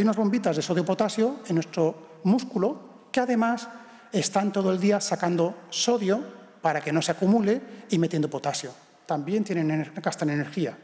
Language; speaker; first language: Spanish; native; Spanish